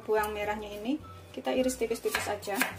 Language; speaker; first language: Indonesian; native; Indonesian